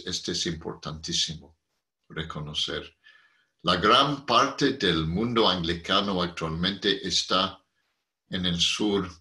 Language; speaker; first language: Spanish; non-native, fluent; English